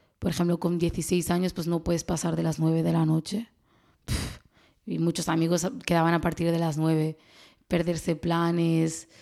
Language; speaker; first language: Spanish; early bilingual, other home language; Arabic